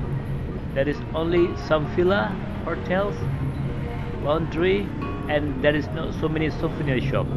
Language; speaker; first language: English; non-native, fluent; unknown